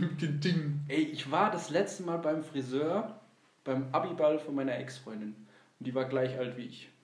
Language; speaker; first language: German; early bilingual, other home language; Turkish